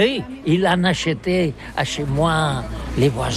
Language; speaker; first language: French; non-native, learner; Catalan